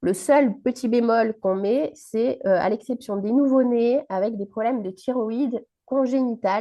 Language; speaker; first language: French; native; French